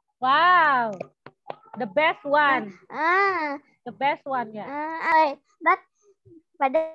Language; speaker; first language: English; non-native, learner; Indonesian